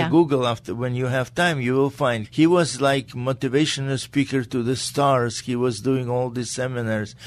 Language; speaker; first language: English; non-native, fluent; Latvian